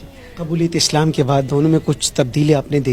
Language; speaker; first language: Hindi; native; Hindi